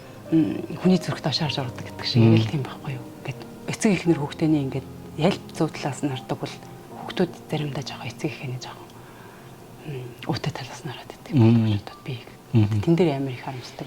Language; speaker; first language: Mongolian; native; Mongolian